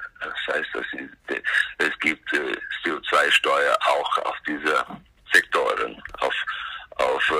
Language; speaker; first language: German; non-native, fluent; Swedish